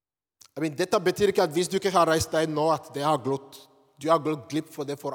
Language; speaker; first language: Norwegian; non-native, fluent; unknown